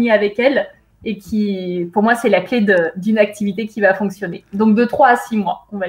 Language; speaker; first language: French; native; French